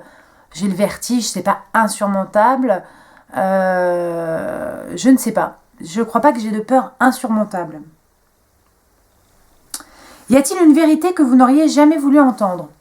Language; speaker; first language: French; native; French